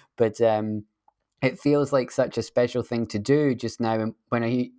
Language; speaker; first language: English; native; English